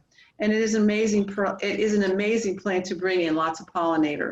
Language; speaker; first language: English; native; English